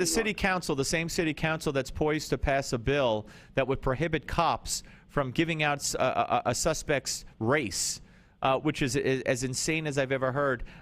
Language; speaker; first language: English; native; English